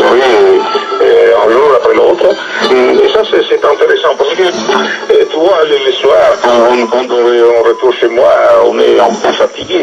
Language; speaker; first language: French; non-native, fluent; Italian